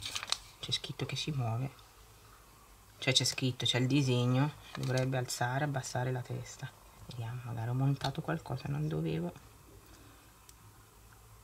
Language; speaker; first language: Italian; native; Italian